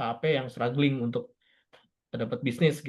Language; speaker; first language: Indonesian; native; Indonesian